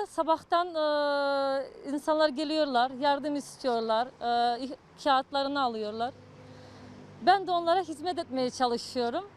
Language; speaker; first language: Turkish; non-native, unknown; Russian